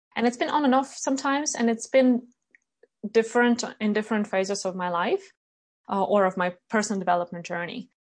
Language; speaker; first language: English; non-native, fluent; Ukrainian